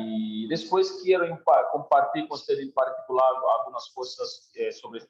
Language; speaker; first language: Spanish; non-native, learner; Portuguese